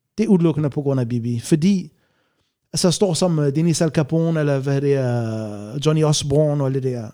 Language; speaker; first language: Danish; non-native, fluent; Arabic